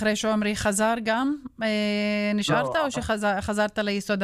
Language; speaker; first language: Hebrew; non-native, local second language; Arabic